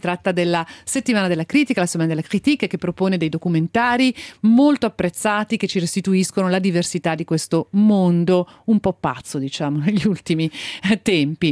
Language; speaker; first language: Italian; native; Italian